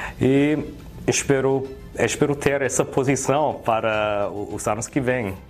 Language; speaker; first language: Portuguese; early bilingual, heritage; English